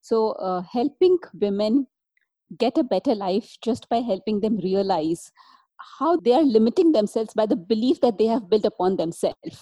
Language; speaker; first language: English; non-native, local second language; Hindi